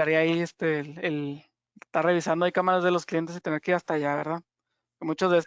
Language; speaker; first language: Spanish; native; Spanish